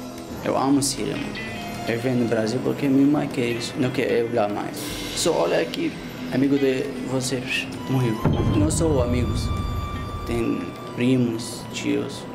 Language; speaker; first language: Portuguese; non-native, learner; Arabic